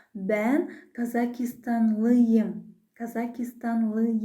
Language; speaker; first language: Turkish; non-native, fluent; Kazakh